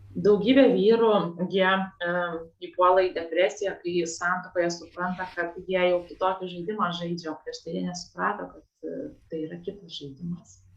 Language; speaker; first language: Lithuanian; native; Lithuanian